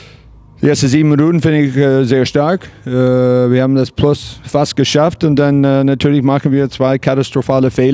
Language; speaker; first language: German; non-native, fluent; English